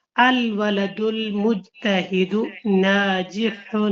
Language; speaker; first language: Arabic; non-native, fluent; Urdu